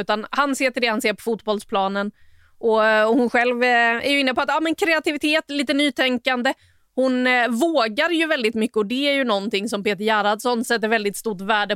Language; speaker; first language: Swedish; native; Swedish